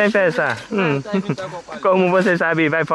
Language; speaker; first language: Portuguese; non-native, learner; Vietnamese